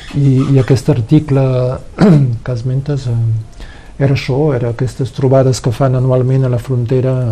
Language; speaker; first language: Catalan; native; Catalan